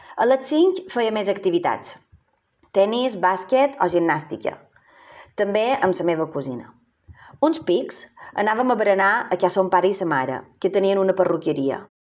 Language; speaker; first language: Catalan; native; Catalan